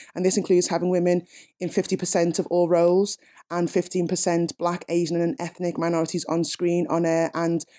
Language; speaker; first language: English; native; English